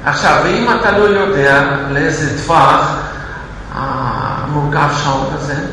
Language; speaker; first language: Hebrew; non-native, fluent; Russian